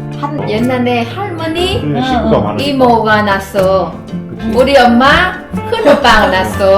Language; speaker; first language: Korean; non-native, learner; Vietnamese